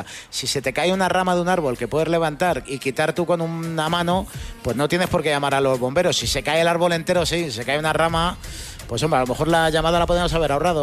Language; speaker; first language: Spanish; native; Spanish